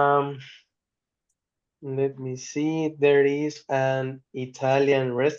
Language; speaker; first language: English; non-native, learner; Spanish